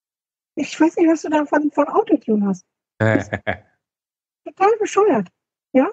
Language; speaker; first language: German; native; German